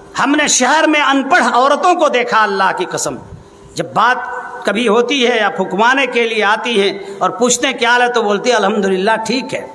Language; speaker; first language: Urdu; native; Urdu